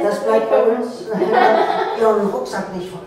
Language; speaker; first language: German; native; German